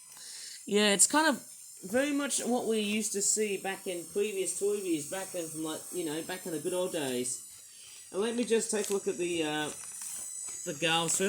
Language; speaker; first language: English; native; English